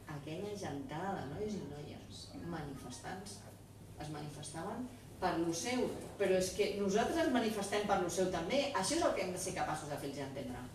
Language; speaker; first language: Catalan; non-native, local second language; Spanish